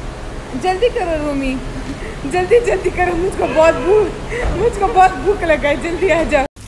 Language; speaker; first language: Hindi; non-native, local second language; Pashto